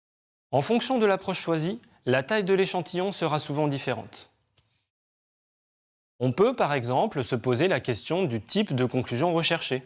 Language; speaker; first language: French; native; French